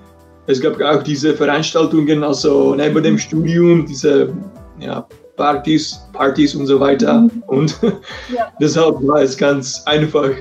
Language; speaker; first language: German; non-native, fluent; Czech